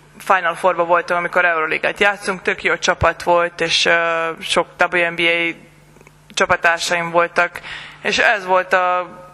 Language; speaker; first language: Hungarian; non-native, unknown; Serbian